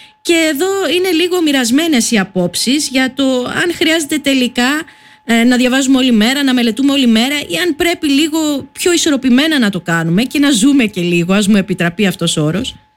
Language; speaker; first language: Greek; native; Greek